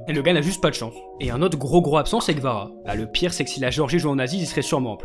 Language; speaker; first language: French; native; French